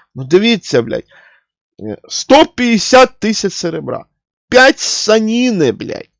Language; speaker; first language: Ukrainian; non-native, local second language; Russian